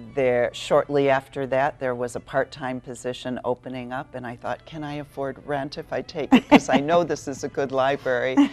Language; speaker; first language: English; native; English